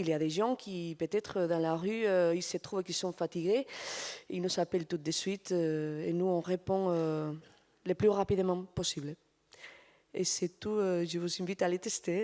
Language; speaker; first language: French; non-native, fluent; Spanish